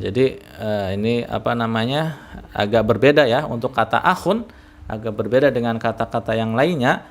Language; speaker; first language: Indonesian; native; Indonesian